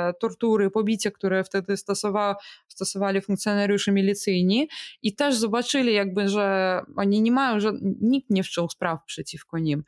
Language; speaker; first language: Polish; non-native, fluent; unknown